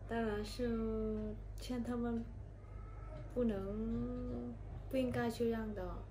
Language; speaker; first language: Chinese; non-native, learner; Vietnamese